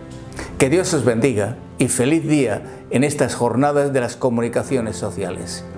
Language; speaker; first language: Spanish; native; Spanish